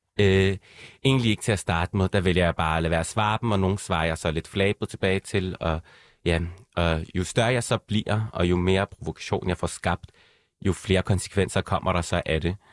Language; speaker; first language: Danish; early bilingual, other home language; Arabic